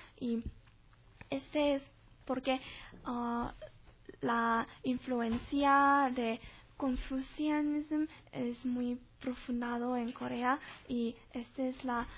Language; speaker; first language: Spanish; non-native, learner; Korean